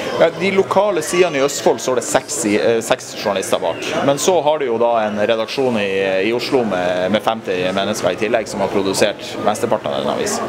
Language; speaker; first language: Norwegian; native; Norwegian